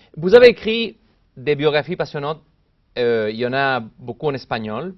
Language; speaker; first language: French; non-native, fluent; Spanish